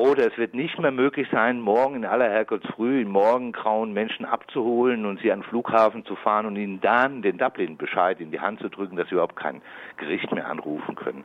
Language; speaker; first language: German; native; German